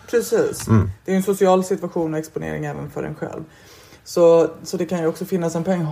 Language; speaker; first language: Swedish; native; Swedish